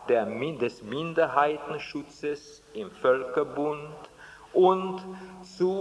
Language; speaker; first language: German; non-native, fluent; Czech